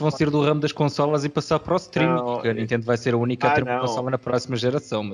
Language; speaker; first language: Portuguese; native; Portuguese